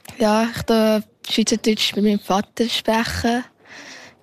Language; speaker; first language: German; early bilingual, heritage; German